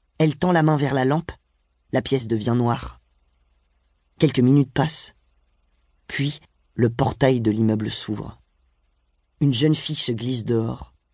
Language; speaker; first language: French; native; French